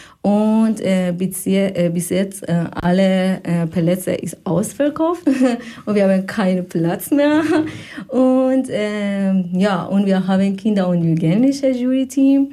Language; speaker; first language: German; non-native, fluent; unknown